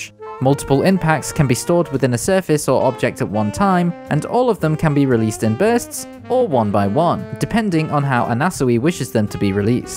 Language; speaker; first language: English; native; English